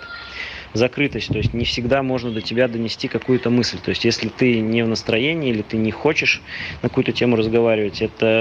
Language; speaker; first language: Russian; native; Russian